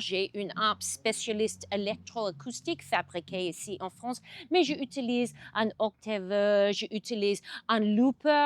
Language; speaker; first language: French; non-native, learner; English